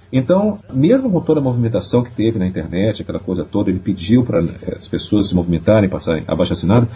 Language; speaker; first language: Portuguese; native; Portuguese